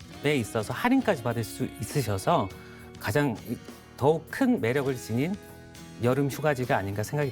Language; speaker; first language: Korean; native; Korean